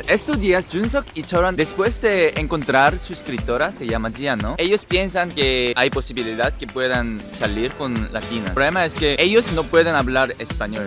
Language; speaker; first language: Spanish; non-native, learner; Korean